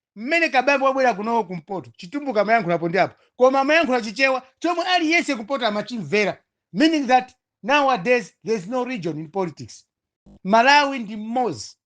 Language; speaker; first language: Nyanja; non-native, local second language; Tumbuka